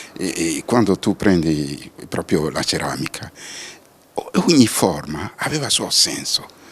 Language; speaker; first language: Italian; non-native, fluent; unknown